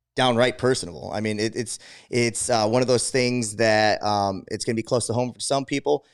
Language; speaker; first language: English; native; English